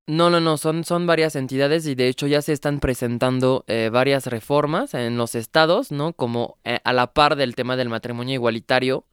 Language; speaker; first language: Spanish; non-native, fluent; French